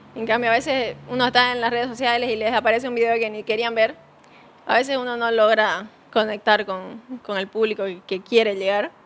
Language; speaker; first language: Spanish; native; Spanish